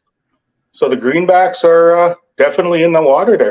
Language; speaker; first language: English; native; English